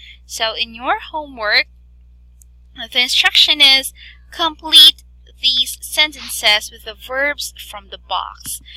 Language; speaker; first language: English; non-native, fluent; Filipino